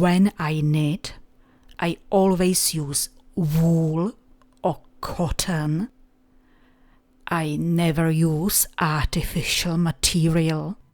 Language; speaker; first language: English; non-native, fluent; Czech